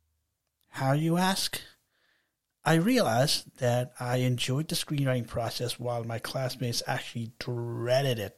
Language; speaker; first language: English; non-native, local second language; Telugu